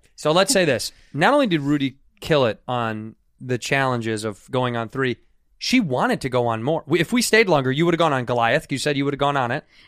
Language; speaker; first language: English; native; English